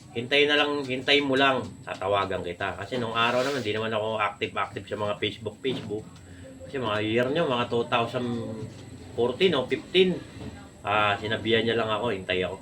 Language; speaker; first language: Filipino; non-native, local second language; Aklanon